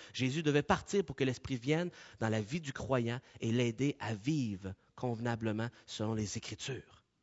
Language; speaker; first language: French; native; French